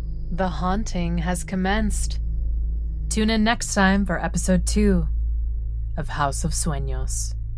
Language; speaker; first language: English; native; English